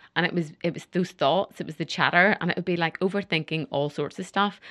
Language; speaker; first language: English; native; English